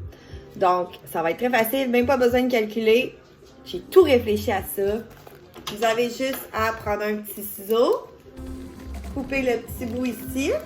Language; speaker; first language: French; native; French